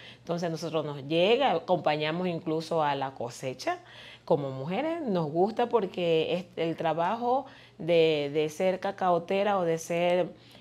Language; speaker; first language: Spanish; native; Spanish